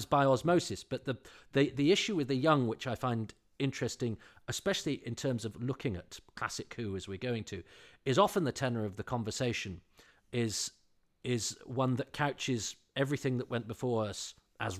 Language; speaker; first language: English; native; English